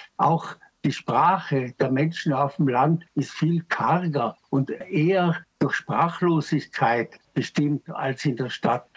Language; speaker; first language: German; native; German